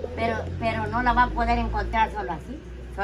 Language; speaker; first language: Spanish; native; Spanish